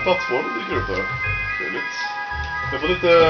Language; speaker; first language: Swedish; native; Swedish